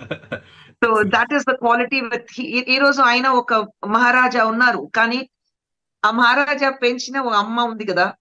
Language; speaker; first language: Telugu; non-native, fluent; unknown